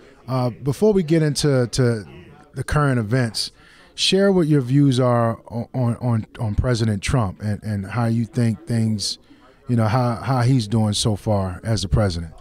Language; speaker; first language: English; native; English